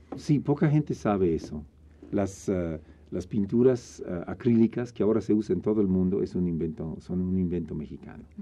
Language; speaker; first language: Spanish; non-native, fluent; English